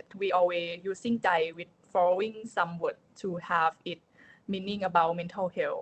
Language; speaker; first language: English; non-native, learner; Thai